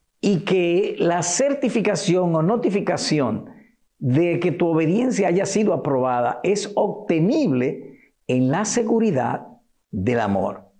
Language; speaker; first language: Spanish; native; Spanish